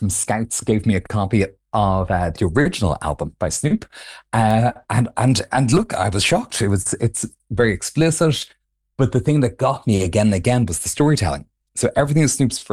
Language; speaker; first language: English; native; English